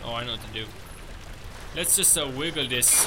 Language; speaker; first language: English; native; English